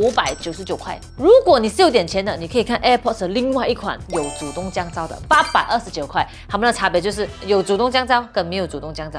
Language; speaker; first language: Chinese; non-native, local second language; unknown